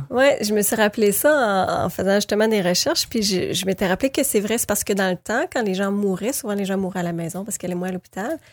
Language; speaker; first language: French; native; French